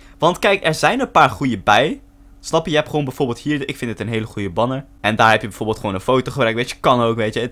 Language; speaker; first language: Dutch; early bilingual, other home language; Turkish